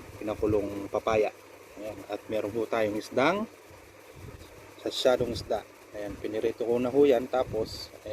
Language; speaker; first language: Filipino; non-native, local second language; Pampanga